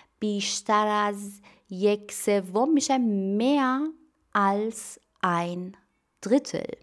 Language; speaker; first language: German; non-native, fluent; Persian